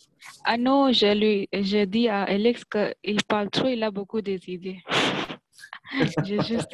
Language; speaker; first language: French; non-native, learner; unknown